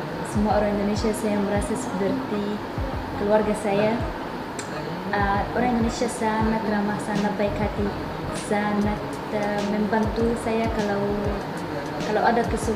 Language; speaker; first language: Indonesian; non-native, learner; Arabic